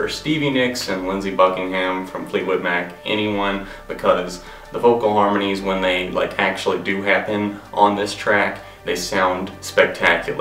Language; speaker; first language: English; native; English